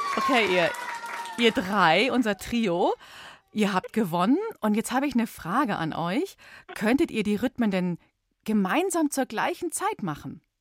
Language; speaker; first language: German; native; German